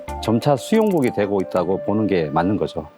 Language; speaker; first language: Korean; native; Korean